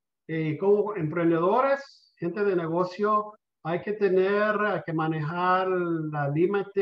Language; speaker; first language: Spanish; early bilingual, heritage; Spanish